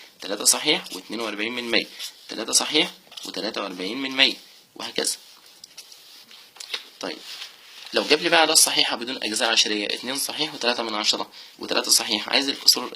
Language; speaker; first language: Arabic; native; Arabic